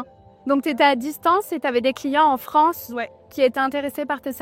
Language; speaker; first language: French; native; French